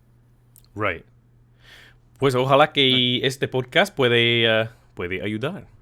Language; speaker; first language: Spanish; non-native, learner; English